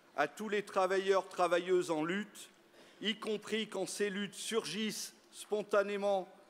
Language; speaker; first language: French; native; French